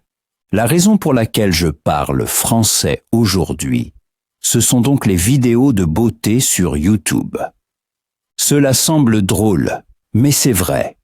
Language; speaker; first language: French; non-native, fluent; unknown